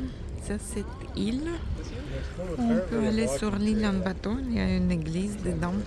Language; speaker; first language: French; non-native, fluent; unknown